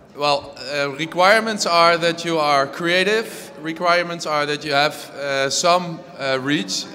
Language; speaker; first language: English; non-native, fluent; Dutch